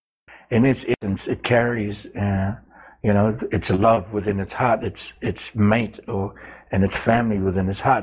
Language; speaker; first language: English; native; English